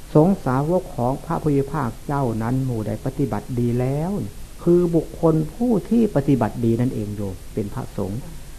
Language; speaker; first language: Thai; non-native, local second language; Lao